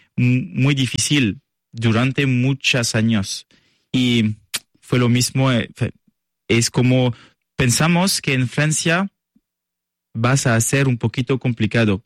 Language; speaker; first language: Spanish; non-native, learner; French